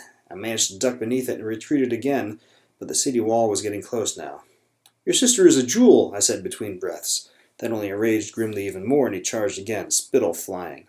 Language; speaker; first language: English; native; English